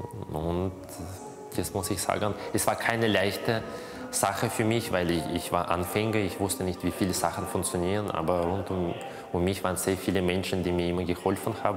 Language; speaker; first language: German; non-native, fluent; Russian